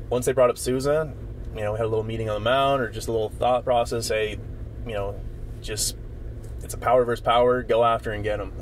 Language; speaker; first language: English; native; English